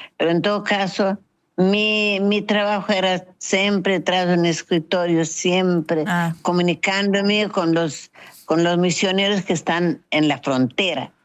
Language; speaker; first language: Spanish; non-native, fluent; Kabuverdianu